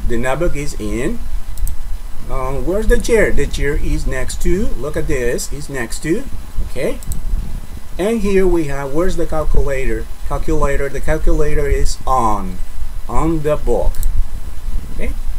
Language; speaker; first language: English; non-native, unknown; Spanish